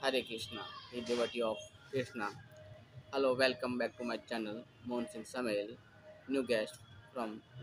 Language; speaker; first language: English; non-native, learner; Hindi